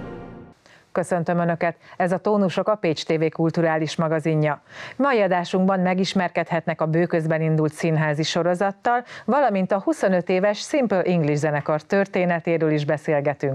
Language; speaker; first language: Hungarian; native; Hungarian